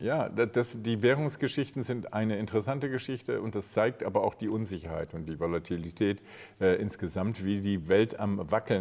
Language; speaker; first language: German; native; German